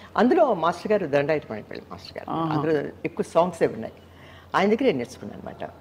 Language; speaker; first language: Telugu; native; Telugu